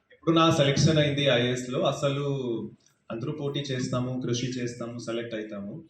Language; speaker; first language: Telugu; non-native, fluent; Hindi